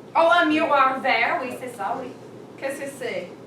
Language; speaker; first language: French; non-native, fluent; English